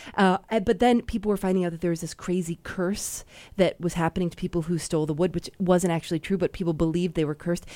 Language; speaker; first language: English; native; English